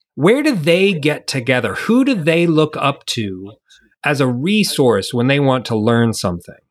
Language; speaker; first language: English; native; English